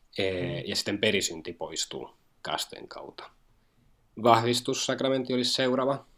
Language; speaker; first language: Finnish; non-native, fluent; Spanish